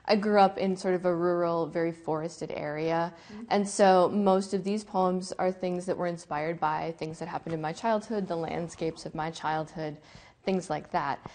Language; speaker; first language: English; native; English